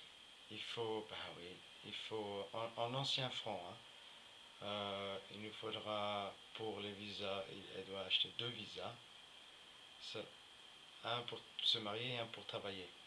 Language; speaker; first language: French; non-native, fluent; English